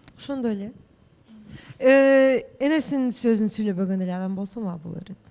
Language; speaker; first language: Kyrgyz; non-native, local second language; Russian